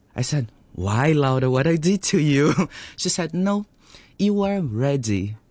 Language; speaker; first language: English; non-native, fluent; Portuguese